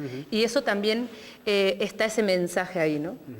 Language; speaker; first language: Spanish; native; Spanish